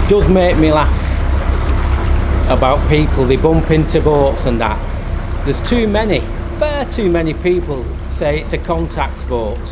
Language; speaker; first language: English; native; English